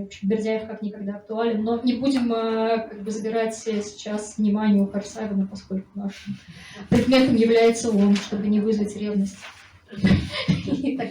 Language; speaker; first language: Russian; native; Russian